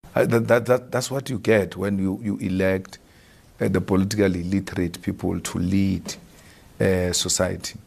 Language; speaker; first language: English; non-native, local second language; Northern Sotho